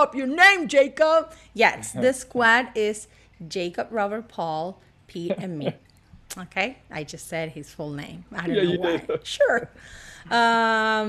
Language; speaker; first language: English; non-native, fluent; Spanish